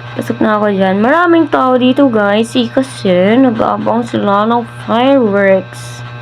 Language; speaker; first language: Filipino; non-native, local second language; Cebuano